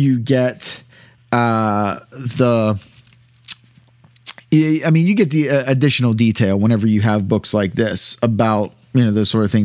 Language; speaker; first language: English; native; English